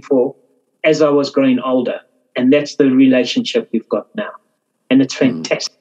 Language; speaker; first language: English; native; English